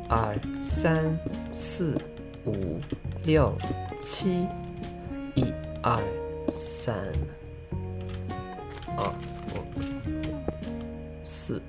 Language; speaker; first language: Chinese; early bilingual, heritage; Chinese